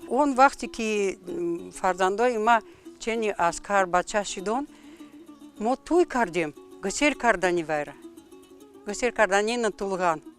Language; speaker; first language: Tajik; non-native, fluent; Russian